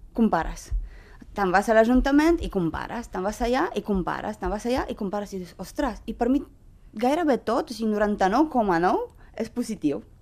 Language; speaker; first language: Catalan; non-native, fluent; Romanian